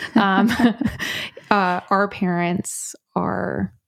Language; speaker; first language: English; native; English